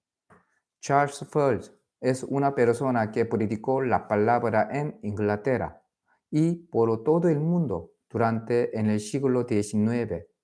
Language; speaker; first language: Spanish; non-native, fluent; Korean